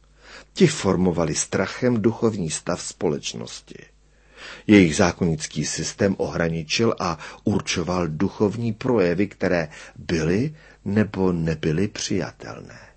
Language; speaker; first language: Czech; native; Czech